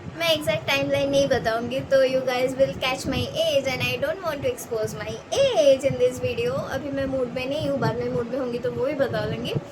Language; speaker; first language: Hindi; non-native, local second language; Bangla